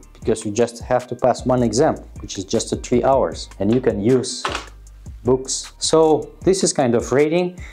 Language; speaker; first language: English; non-native, fluent; Russian